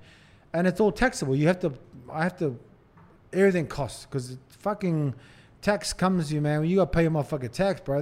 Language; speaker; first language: English; native; English